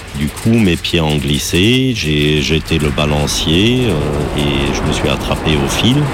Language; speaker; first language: French; non-native, fluent; German